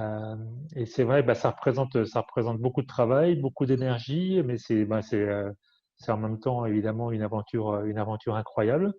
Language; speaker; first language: French; native; French